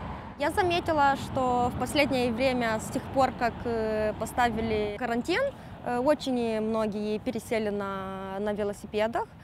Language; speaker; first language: Russian; non-native, local second language; Romanian